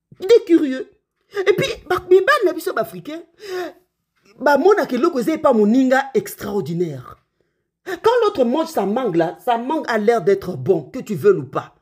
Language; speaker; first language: French; non-native, local second language; Lingala